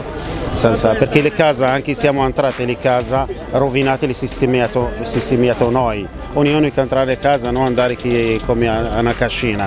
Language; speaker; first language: Italian; non-native, learner; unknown